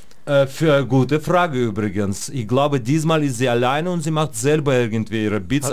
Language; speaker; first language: German; non-native, fluent; Russian